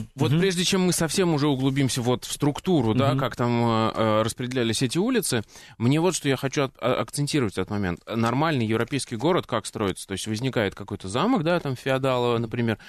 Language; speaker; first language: Russian; native; Russian